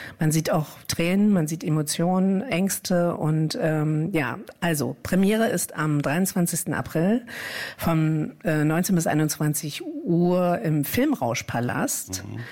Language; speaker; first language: German; native; German